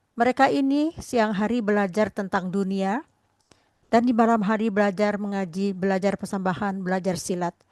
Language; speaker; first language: Malay; non-native, local second language; Minangkabau